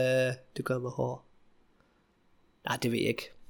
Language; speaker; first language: Danish; non-native, fluent; English